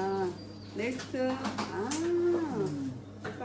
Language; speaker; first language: English; non-native, learner; Korean